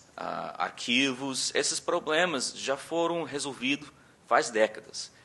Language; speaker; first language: Portuguese; early bilingual, other home language; English